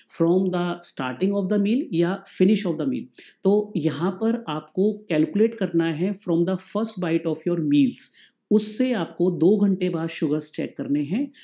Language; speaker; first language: Hindi; native; Hindi